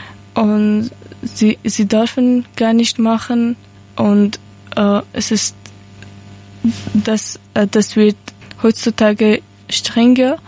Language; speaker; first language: German; non-native, learner; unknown